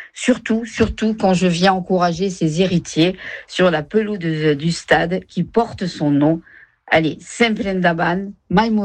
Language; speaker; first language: French; native; French